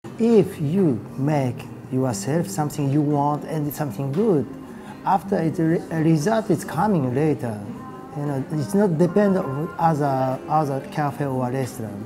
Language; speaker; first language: English; non-native, learner; Japanese